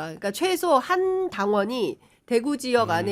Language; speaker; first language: Korean; native; Korean